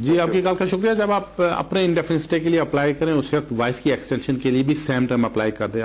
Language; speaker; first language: Urdu; native; Urdu